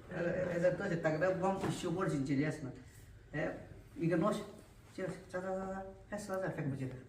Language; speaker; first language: Russian; non-native, learner; Chinese